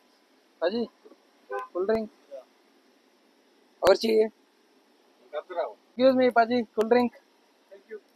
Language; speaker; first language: Hindi; non-native, local second language; Telugu